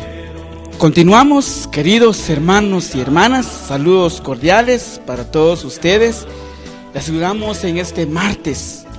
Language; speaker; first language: Spanish; non-native, local second language; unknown